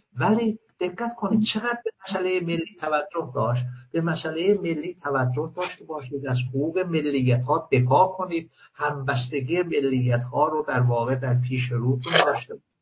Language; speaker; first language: Persian; non-native, local second language; Azerbaijani